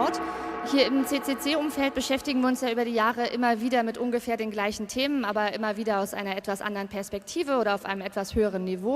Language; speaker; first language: German; native; German